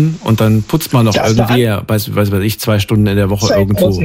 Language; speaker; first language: German; native; German